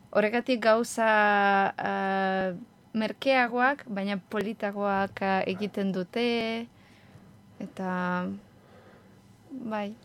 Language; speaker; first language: Basque; non-native, learner; Ukrainian